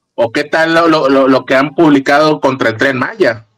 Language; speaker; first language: Spanish; native; Spanish